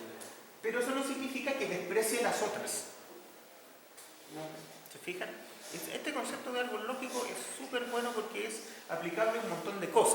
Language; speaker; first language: Spanish; native; Spanish